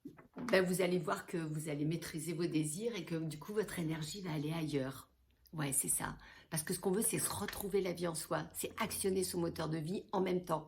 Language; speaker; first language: French; native; French